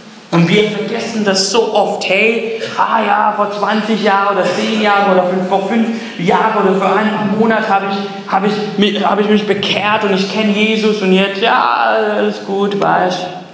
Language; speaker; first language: German; non-native, fluent; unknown